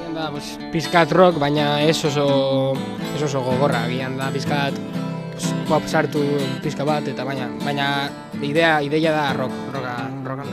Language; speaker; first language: Basque; non-native, local second language; Spanish